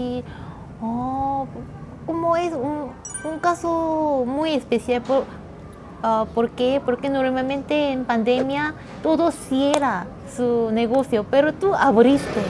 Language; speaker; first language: Spanish; non-native, learner; Korean